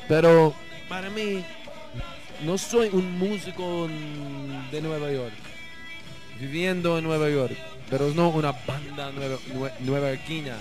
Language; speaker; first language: Spanish; non-native, learner; English